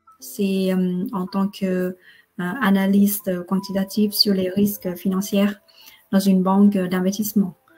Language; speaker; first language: French; non-native, fluent; Vietnamese